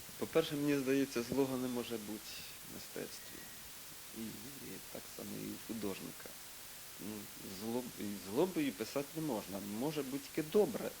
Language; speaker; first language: Ukrainian; native; Ukrainian